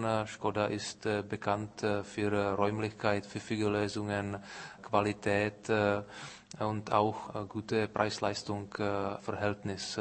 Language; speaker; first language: German; non-native, fluent; Czech